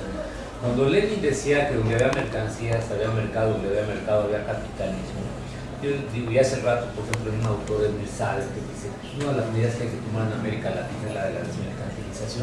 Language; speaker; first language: Spanish; native; Spanish